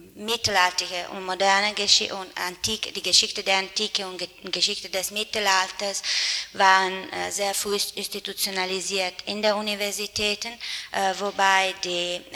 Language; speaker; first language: German; non-native, fluent; Italian